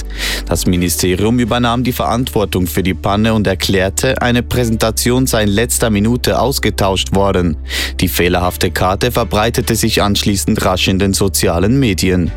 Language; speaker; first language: German; native; German